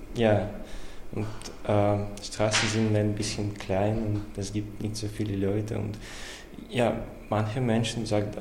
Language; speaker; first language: German; non-native, learner; Russian